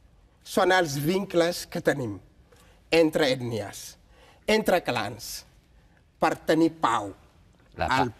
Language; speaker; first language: Catalan; non-native, fluent; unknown